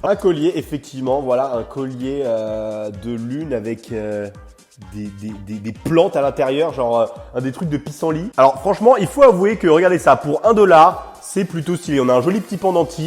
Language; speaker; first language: French; native; French